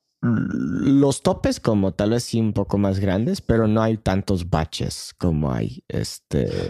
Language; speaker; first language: Spanish; non-native, fluent; English